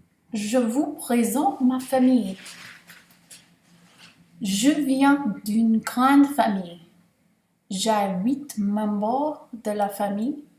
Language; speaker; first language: French; non-native, learner; English